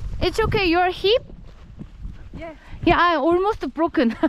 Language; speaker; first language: English; non-native, learner; Korean